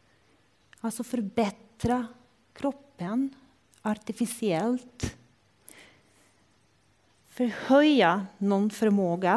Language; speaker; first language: Swedish; non-native, fluent; Croatian